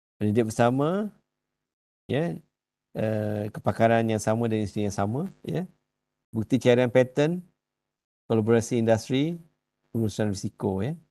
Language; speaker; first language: Malay; native; Malay